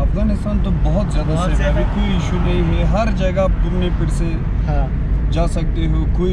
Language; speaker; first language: Hindi; non-native, fluent; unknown